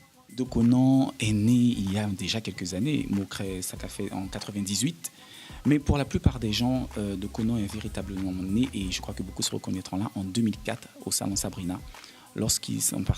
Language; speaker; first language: French; native; French